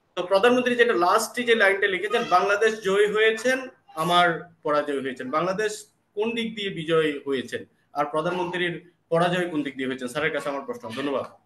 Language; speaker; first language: Bangla; native; Bangla